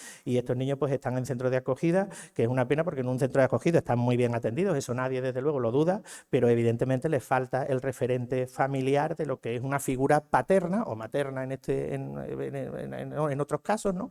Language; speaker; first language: Spanish; native; Spanish